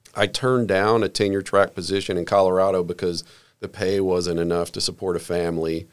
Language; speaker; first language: English; native; English